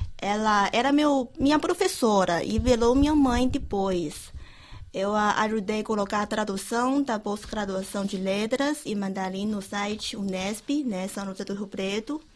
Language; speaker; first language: Portuguese; non-native, fluent; Chinese